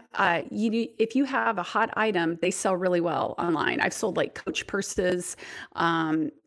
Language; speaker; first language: English; native; English